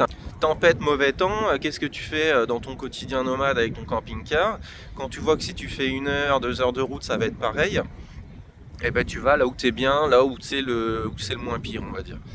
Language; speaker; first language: French; native; French